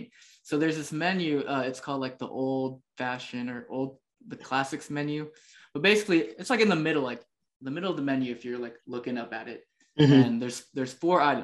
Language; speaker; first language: English; native; English